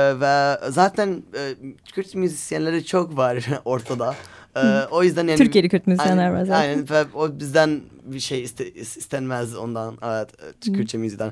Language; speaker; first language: Turkish; non-native, learner; Arabic